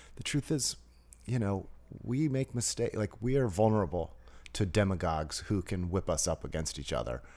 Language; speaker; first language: English; native; English